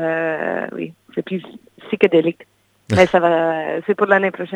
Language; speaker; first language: French; non-native, fluent; English